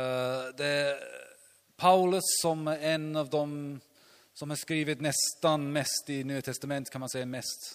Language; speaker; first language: Swedish; non-native, learner; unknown